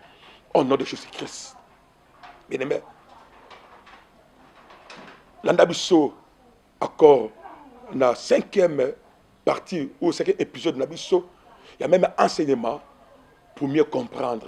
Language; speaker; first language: French; non-native, local second language; Lingala